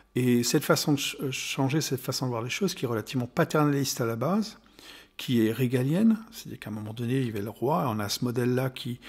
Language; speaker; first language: French; non-native, fluent; German